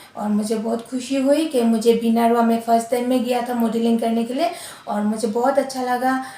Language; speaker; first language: Hindi; non-native, local second language; Assamese